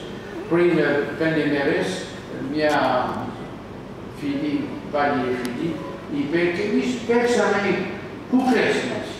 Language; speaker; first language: Greek; non-native, learner; French